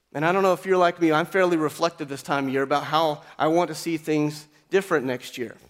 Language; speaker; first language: English; native; English